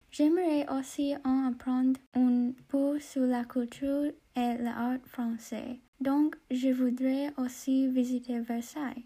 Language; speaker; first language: French; non-native, learner; English